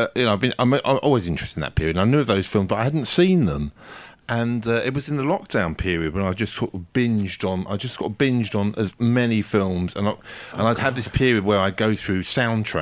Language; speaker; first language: English; native; English